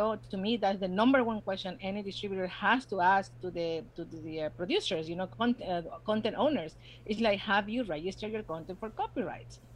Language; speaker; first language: English; non-native, fluent; Spanish